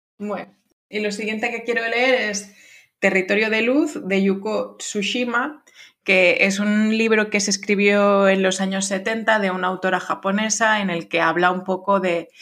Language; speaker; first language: Spanish; non-native, fluent; French